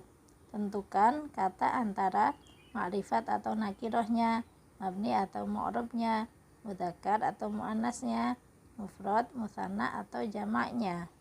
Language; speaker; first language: Indonesian; native; Indonesian